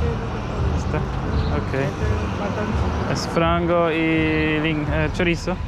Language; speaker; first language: Spanish; non-native, learner; English